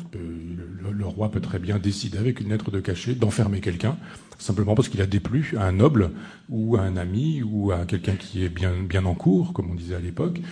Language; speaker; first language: French; native; French